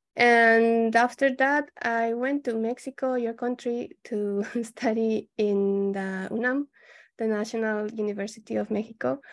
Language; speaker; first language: English; non-native, fluent; Spanish